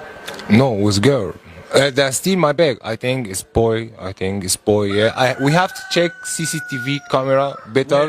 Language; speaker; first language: English; non-native, learner; Arabic